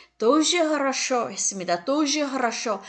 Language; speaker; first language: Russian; non-native, fluent; Korean